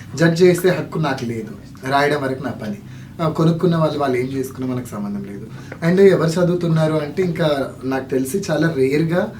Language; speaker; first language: Telugu; non-native, local second language; Lambadi